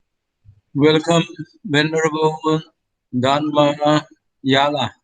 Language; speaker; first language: English; non-native, fluent; Thai